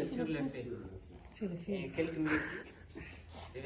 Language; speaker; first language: French; non-native, learner; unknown